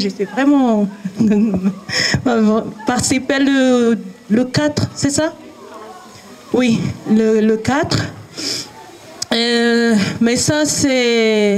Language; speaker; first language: French; non-native, learner; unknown